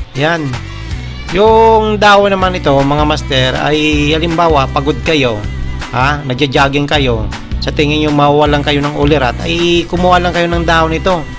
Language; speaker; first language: Filipino; non-native, local second language; Bikol